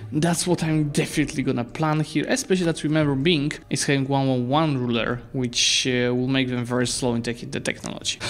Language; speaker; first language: English; non-native, fluent; Polish